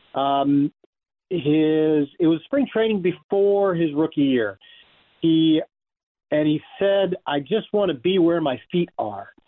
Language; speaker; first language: English; native; English